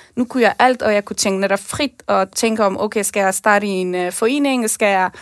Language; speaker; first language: Danish; early bilingual, other home language; Persian